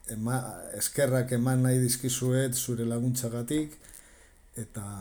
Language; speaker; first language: Basque; non-native, learner; Spanish